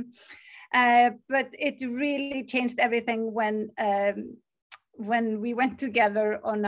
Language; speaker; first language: English; non-native, fluent; Icelandic